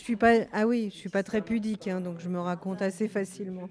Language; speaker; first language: French; native; French